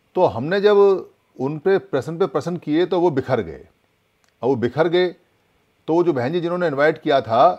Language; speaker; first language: Hindi; native; Hindi